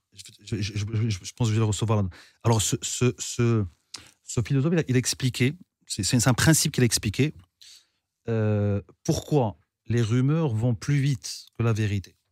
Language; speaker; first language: French; non-native, local second language; Arabic